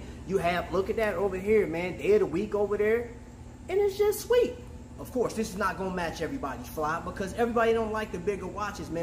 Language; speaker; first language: English; native; English